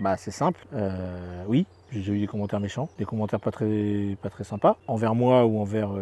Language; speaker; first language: French; native; French